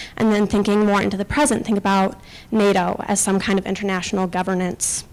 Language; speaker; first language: English; native; English